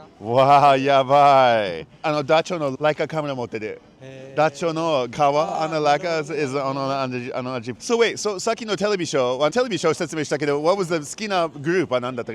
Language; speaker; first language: Japanese; non-native, learner; English